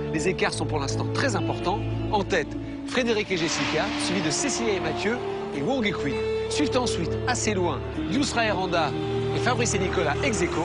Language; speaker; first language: French; native; French